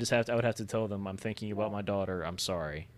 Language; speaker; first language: English; native; English